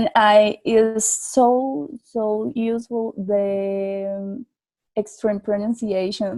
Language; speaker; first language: English; non-native, learner; Spanish